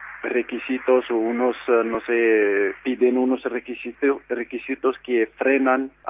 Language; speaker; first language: Spanish; non-native, fluent; Arabic